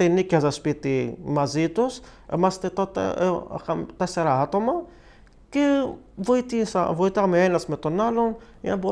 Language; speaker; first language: Greek; non-native, fluent; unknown